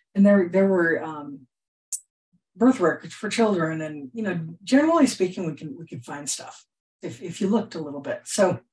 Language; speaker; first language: English; native; English